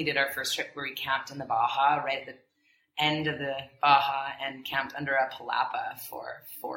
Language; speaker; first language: English; native; English